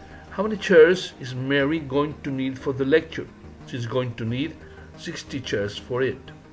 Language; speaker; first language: English; non-native, fluent; Spanish